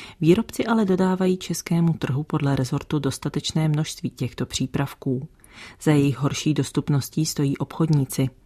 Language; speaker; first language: Czech; native; Czech